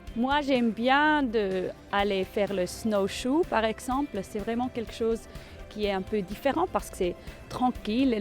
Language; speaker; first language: French; non-native, learner; German